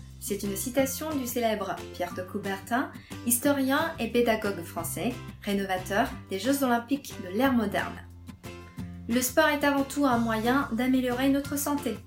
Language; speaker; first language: French; non-native, fluent; Chinese